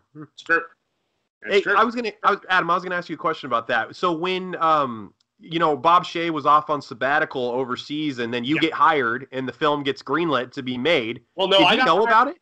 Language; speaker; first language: English; native; English